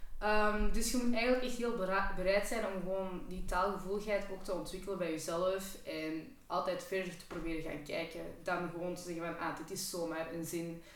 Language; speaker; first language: Dutch; native; Dutch